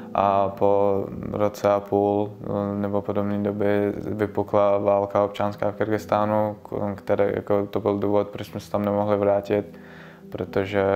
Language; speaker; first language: Czech; early bilingual, other home language; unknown